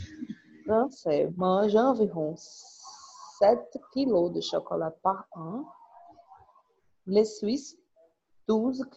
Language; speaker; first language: French; non-native, learner; Portuguese